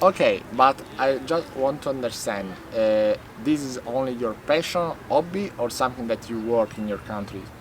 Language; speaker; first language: English; non-native, learner; Italian